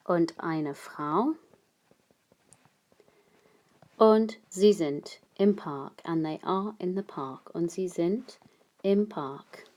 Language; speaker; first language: German; non-native, fluent; English